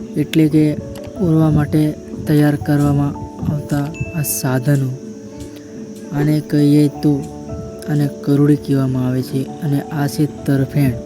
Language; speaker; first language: Gujarati; non-native, local second language; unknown